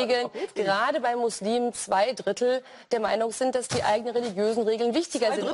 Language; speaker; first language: German; native; German